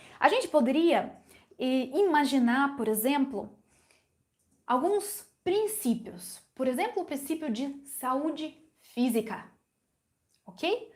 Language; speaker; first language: Portuguese; non-native, fluent; Ukrainian